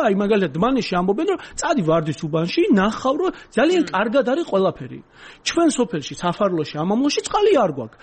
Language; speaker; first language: Georgian; non-native, local second language; Azerbaijani